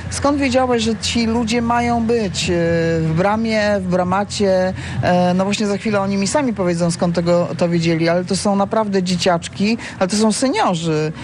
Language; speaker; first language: Polish; native; Polish